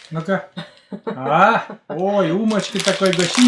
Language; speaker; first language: Russian; native; Russian